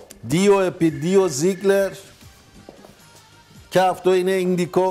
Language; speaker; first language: Greek; non-native, fluent; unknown